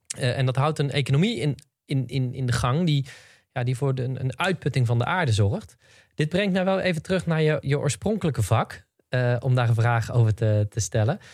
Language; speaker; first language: Dutch; native; Dutch